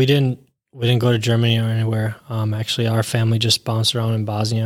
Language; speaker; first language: English; early bilingual, other home language; Bosnian